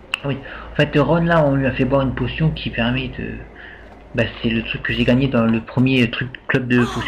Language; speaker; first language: French; native; French